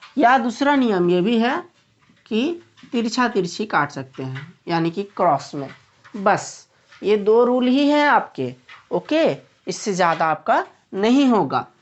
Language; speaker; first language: Hindi; native; Hindi